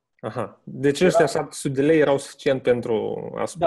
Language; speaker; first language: Romanian; native; Romanian